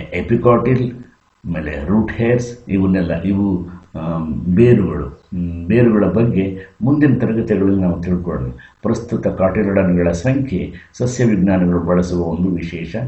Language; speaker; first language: Kannada; native; Kannada